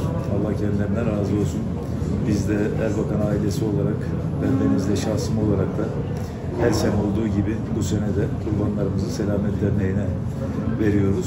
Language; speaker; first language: Turkish; native; Turkish